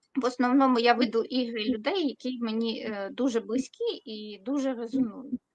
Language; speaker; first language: Ukrainian; non-native, local second language; Russian